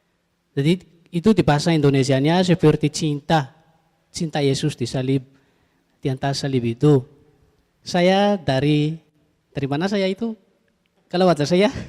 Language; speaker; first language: Indonesian; non-native, learner; Malagasy